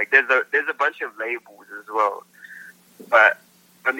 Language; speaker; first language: English; non-native, local second language; Filipino